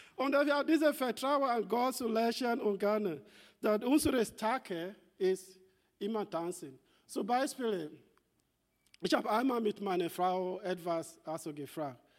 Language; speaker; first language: German; non-native, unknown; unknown